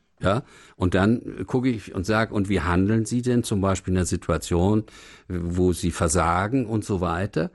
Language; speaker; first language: German; native; German